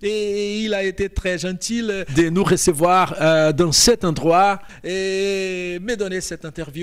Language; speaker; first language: French; non-native, fluent; Portuguese